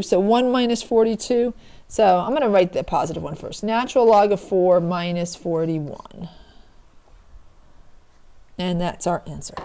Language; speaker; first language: English; native; English